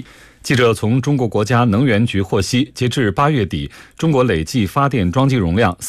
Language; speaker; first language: Chinese; native; Chinese